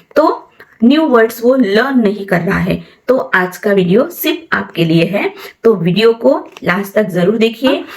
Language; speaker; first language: Hindi; non-native, local second language; Marathi